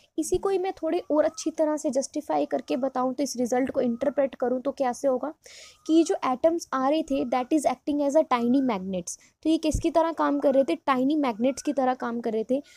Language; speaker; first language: Hindi; non-native, local second language; Punjabi